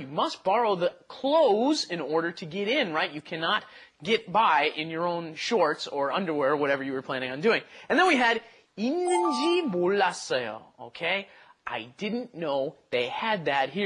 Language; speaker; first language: English; native; English